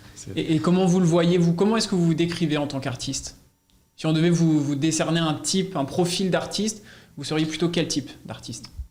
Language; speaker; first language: French; native; French